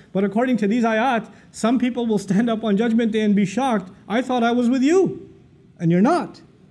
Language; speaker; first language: English; native; English